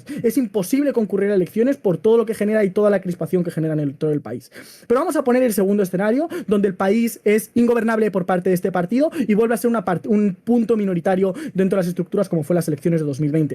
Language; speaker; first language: Spanish; native; Spanish